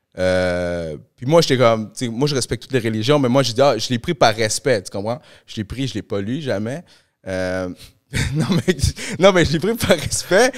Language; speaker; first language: French; early bilingual, other home language; Spanish